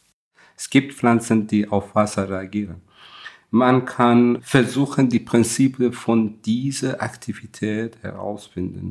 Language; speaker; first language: German; non-native, fluent; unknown